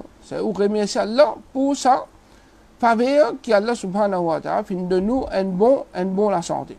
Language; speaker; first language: French; non-native, local second language; Morisyen